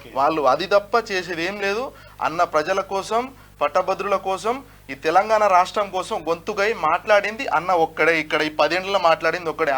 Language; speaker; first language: Telugu; non-native, local second language; Lambadi